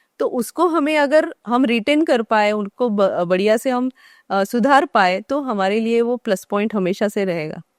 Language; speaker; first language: Hindi; non-native, local second language; Marathi